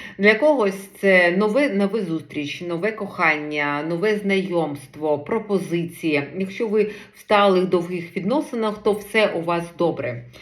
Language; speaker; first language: Ukrainian; non-native, local second language; Russian